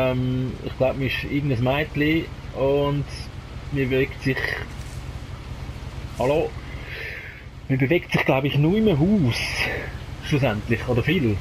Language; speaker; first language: German; native; German